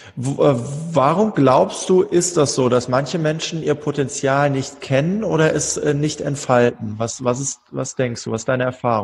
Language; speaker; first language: German; native; German